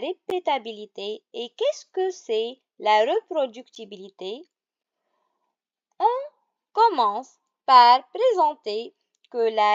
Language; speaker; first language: French; non-native, local second language; Arabic